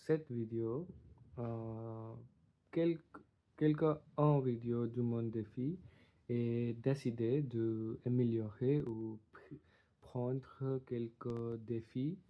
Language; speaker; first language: French; non-native, learner; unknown